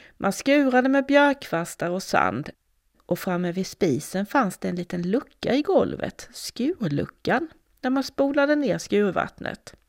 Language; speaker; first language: Swedish; native; Swedish